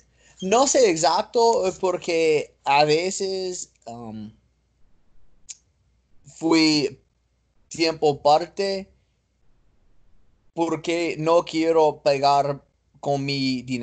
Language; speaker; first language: Spanish; non-native, learner; English